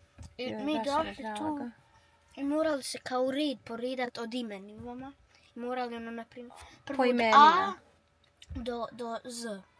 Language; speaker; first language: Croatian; early bilingual, heritage; Bosnian